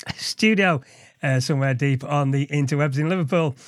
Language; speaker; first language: English; native; English